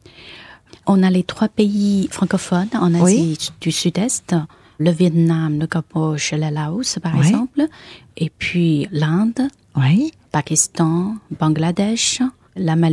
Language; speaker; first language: French; non-native, fluent; Chinese